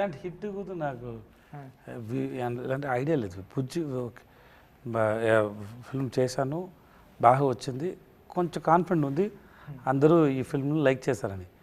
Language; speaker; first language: Telugu; non-native, learner; Tamil